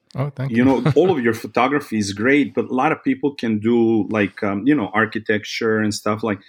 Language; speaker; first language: English; non-native, fluent; Serbian